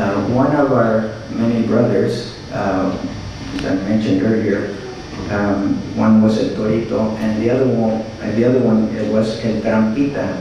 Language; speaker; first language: English; early bilingual, other home language; Spanish